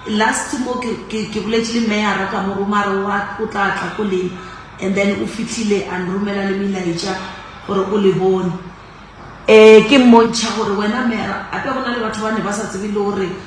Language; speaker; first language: Northern Sotho; non-native, local second language; Venda